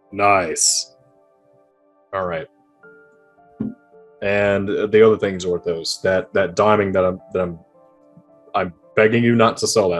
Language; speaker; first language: English; native; English